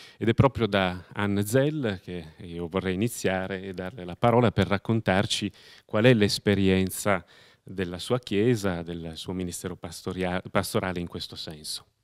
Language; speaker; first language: Italian; native; Italian